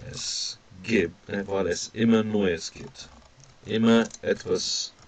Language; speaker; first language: German; non-native, fluent; English